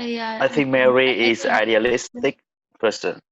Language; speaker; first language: English; non-native, learner; Vietnamese